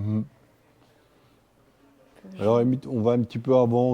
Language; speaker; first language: French; native; French